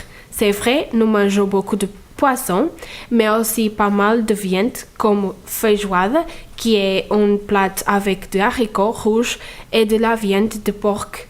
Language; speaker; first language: French; non-native, fluent; Portuguese